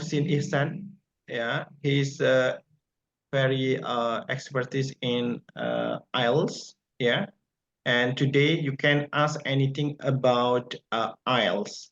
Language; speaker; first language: English; non-native, fluent; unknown